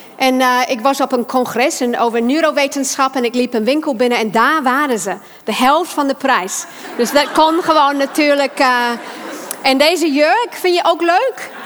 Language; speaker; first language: Dutch; non-native, fluent; English